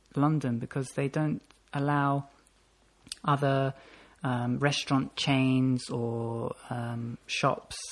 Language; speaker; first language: English; native; English